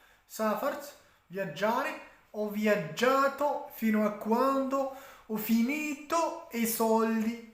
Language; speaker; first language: Italian; non-native, fluent; Arabic